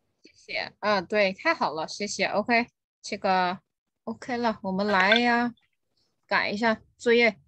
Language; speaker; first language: Chinese; non-native, fluent; Vietnamese